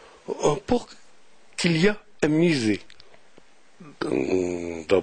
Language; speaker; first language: French; non-native, local second language; Arabic